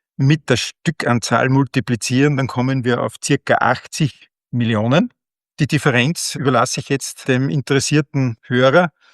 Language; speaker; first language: German; native; German